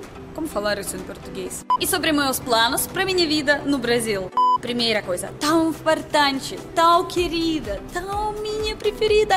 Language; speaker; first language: Portuguese; non-native, learner; Russian